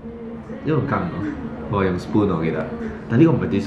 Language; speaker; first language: Chinese; native; Chinese